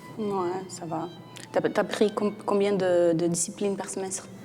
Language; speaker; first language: French; non-native, fluent; Portuguese